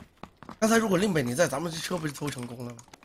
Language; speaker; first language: Chinese; native; Chinese